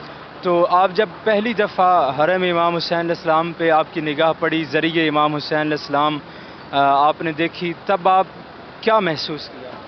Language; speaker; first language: Urdu; native; Urdu